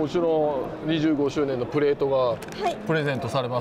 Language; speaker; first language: Japanese; native; Japanese